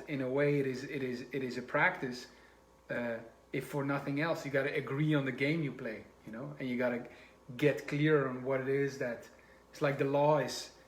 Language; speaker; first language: English; non-native, fluent; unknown